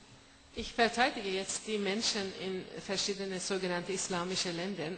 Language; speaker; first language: German; non-native, fluent; Persian